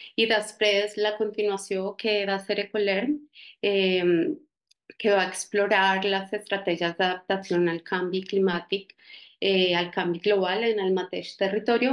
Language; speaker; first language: Catalan; non-native, fluent; Spanish